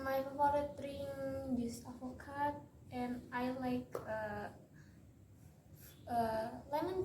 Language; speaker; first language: English; non-native, learner; Indonesian